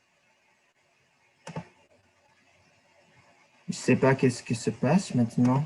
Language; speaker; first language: French; non-native, learner; English